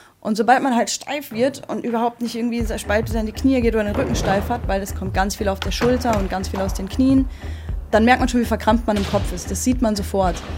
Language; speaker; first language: German; native; German